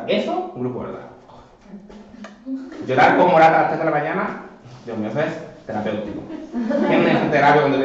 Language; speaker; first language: Spanish; native; Spanish